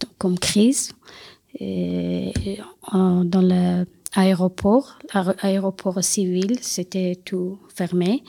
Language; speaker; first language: French; non-native, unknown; Persian